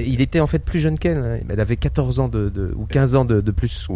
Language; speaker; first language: French; native; French